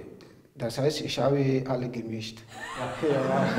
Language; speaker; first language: German; non-native, learner; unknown